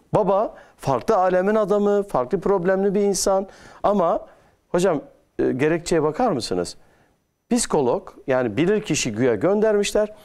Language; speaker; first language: Turkish; native; Turkish